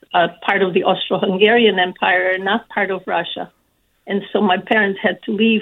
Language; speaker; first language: English; early bilingual, other home language; Ukrainian